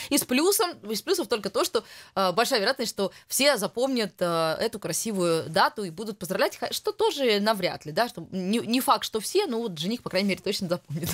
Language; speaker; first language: Russian; native; Russian